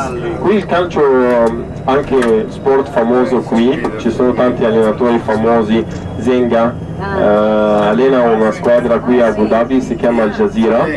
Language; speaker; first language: Italian; non-native, fluent; Arabic